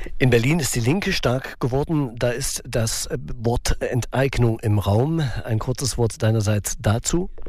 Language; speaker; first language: German; native; German